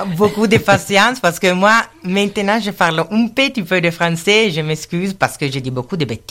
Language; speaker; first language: French; non-native, learner; Italian